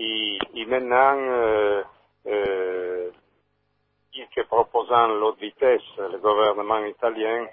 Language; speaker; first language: French; non-native, learner; Italian